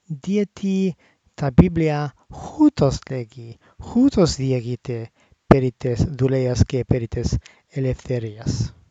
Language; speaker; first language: Greek; non-native, learner; English